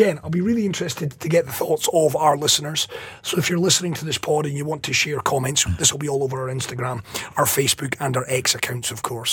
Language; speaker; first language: English; native; English